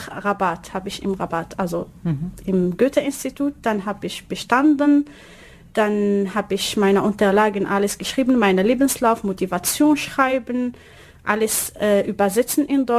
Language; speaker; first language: German; non-native, learner; Arabic